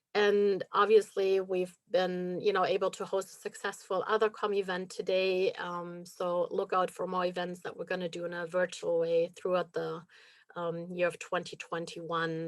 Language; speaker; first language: English; non-native, fluent; German